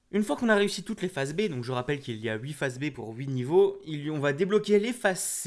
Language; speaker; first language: French; native; French